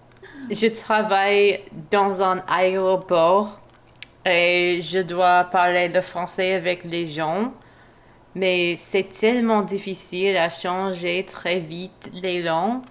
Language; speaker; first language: French; non-native, learner; English